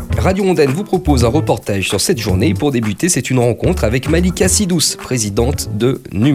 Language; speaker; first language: French; native; French